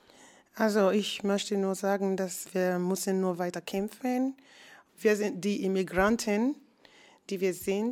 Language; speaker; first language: German; non-native, learner; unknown